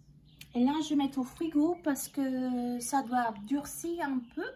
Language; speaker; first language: French; non-native, learner; English